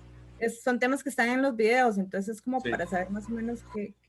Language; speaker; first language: Spanish; native; Spanish